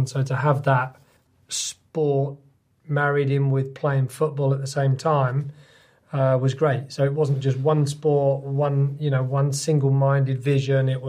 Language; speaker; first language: English; native; English